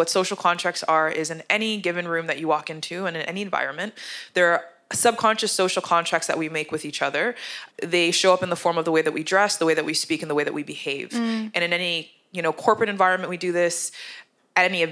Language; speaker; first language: English; native; English